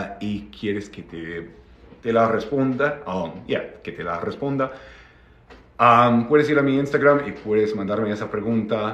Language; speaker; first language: Spanish; non-native, fluent; English